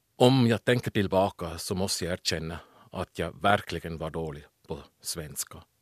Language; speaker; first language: Swedish; non-native, fluent; German